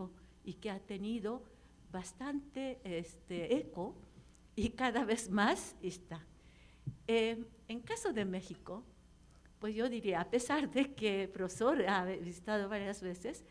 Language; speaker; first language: Spanish; non-native, fluent; Japanese